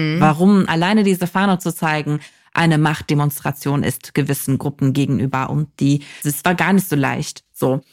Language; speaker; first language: German; non-native, fluent; Kurdish